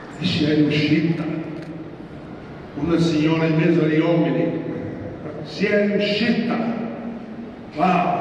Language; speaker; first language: Italian; non-native, fluent; Portuguese